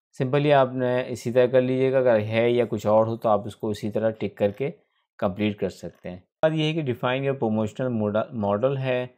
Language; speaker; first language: Urdu; native; Urdu